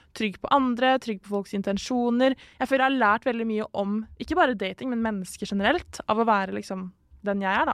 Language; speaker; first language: Norwegian; native; Norwegian